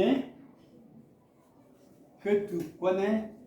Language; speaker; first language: French; non-native, local second language; Mandingo